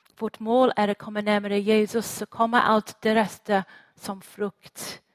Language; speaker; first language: Swedish; non-native, fluent; English